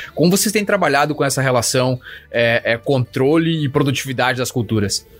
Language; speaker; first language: Portuguese; native; Portuguese